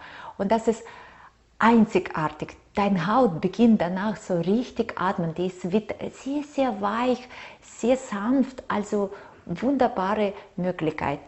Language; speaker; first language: German; non-native, fluent; Russian